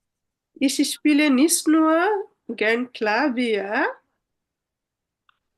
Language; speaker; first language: German; non-native, fluent; Bangla